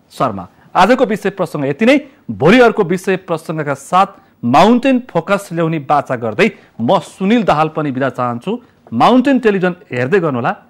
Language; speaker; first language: Nepali; native; Nepali